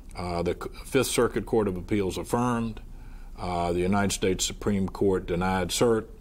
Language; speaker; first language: English; native; English